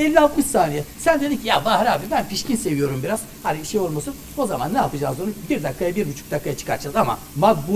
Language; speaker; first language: Turkish; native; Turkish